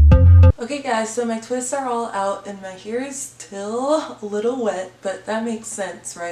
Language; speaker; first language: English; native; English